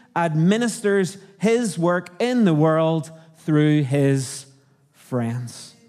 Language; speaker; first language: English; native; English